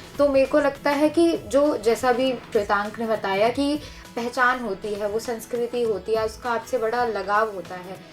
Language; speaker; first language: Hindi; native; Hindi